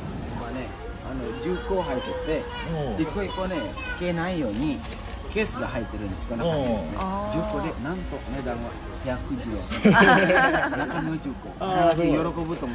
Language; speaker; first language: Japanese; non-native, fluent; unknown